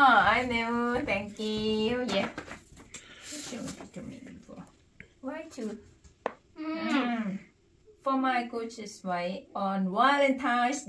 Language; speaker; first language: English; non-native, learner; Thai